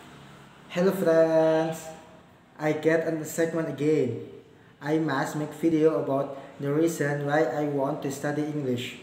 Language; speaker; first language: English; non-native, learner; Indonesian